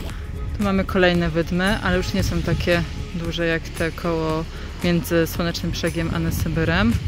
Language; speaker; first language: Polish; native; Polish